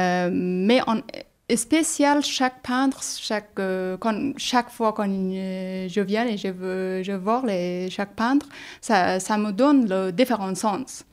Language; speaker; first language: French; non-native, learner; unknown